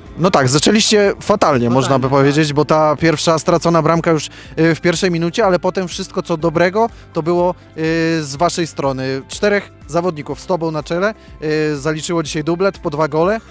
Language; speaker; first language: Polish; native; Polish